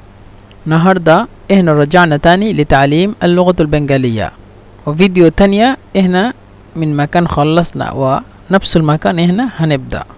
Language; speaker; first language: Arabic; non-native, fluent; Bangla